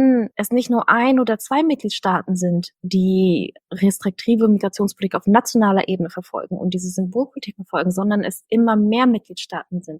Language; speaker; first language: German; native; German